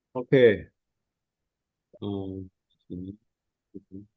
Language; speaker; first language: Chinese; non-native, fluent; Indonesian